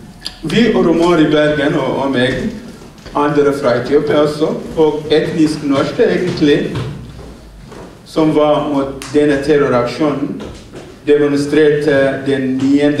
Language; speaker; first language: Norwegian; non-native, fluent; Oromo